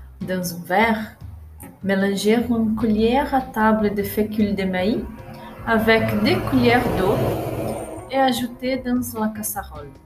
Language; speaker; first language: French; non-native, learner; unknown